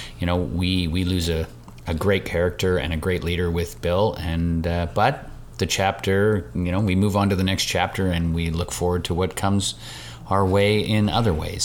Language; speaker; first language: English; native; English